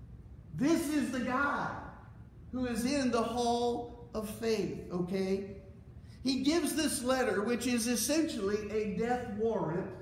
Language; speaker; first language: English; native; English